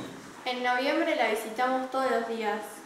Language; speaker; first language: Spanish; native; Spanish